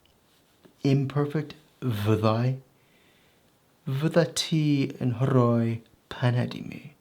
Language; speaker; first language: Welsh; non-native, local second language; English